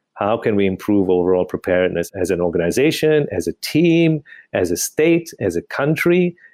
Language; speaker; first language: English; non-native, local second language; Tamil